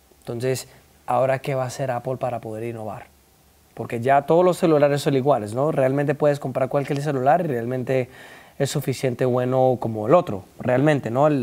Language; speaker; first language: Spanish; early bilingual, heritage; Spanish